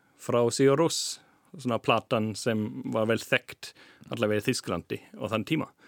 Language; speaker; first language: Icelandic; non-native, fluent; German